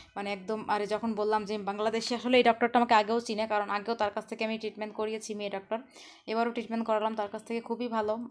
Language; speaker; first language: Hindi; non-native, learner; Bangla